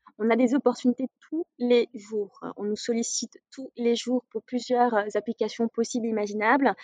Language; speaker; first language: French; non-native, local second language; Arabic